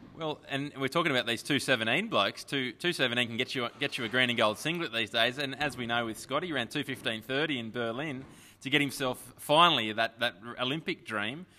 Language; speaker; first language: English; native; English